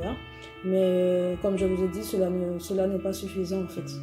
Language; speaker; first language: French; native; French